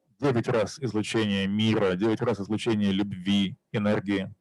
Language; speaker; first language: Russian; native; Russian